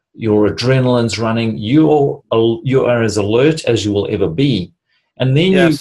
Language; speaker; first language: English; native; English